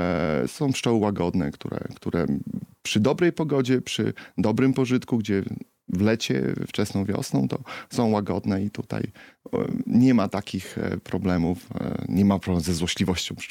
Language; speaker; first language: Polish; native; Polish